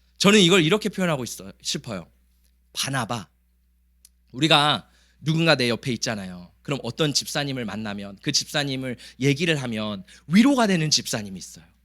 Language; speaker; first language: Korean; early bilingual, heritage; Korean